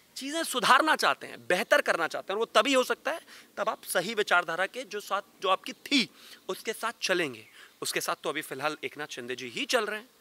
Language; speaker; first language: Hindi; native; Hindi